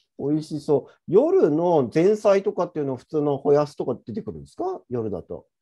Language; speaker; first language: Japanese; native; Japanese